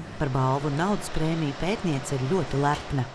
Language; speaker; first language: Latvian; native; Latvian